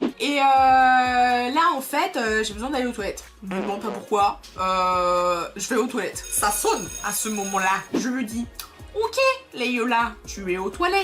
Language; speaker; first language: French; native; French